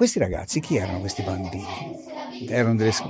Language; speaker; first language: Italian; native; Italian